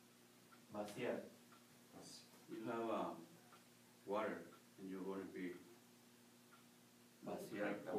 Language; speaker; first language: English; non-native, learner; Spanish